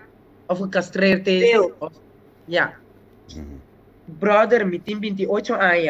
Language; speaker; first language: Dutch; non-native, local second language; Papiamento